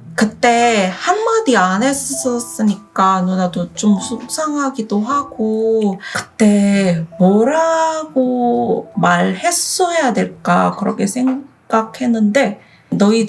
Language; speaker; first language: Korean; non-native, fluent; Indonesian